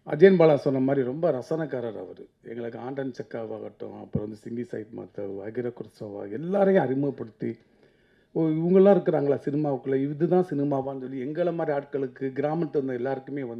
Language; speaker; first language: Tamil; native; Tamil